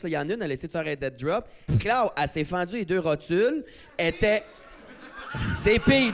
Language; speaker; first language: French; native; French